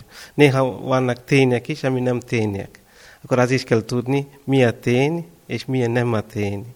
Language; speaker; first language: Hungarian; non-native, fluent; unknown